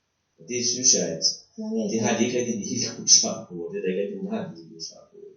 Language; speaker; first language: Danish; native; Danish